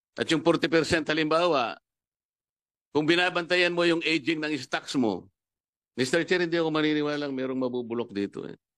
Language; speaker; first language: Filipino; non-native, local second language; Pampanga